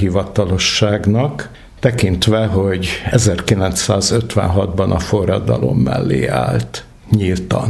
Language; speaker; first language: Hungarian; native; Hungarian